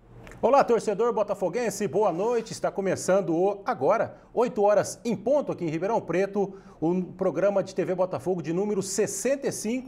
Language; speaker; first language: Portuguese; native; Portuguese